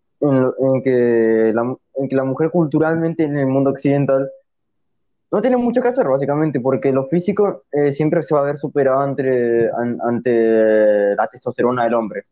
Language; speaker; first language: Spanish; native; Spanish